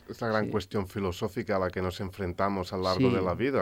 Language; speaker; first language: Spanish; non-native, local second language; Catalan